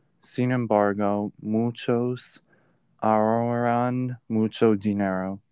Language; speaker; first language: Spanish; non-native, learner; English